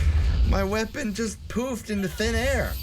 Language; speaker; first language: English; native; English